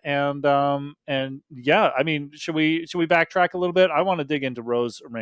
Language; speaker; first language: English; native; English